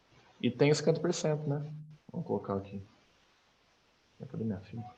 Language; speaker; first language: Portuguese; native; Portuguese